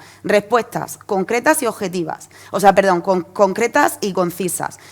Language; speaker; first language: Spanish; native; Spanish